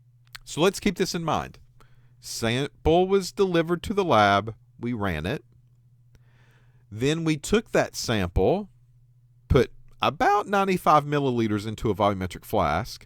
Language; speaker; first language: English; native; English